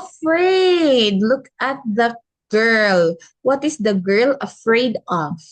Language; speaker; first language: English; non-native, local second language; Filipino